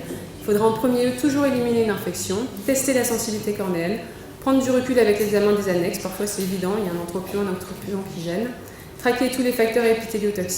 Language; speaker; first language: French; native; French